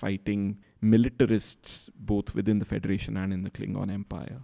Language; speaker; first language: English; non-native, local second language; Marathi